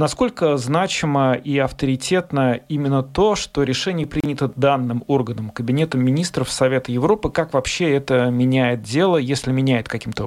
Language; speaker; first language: Russian; native; Russian